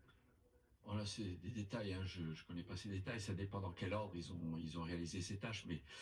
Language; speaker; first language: French; native; French